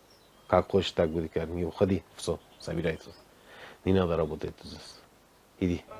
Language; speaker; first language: Russian; non-native, learner; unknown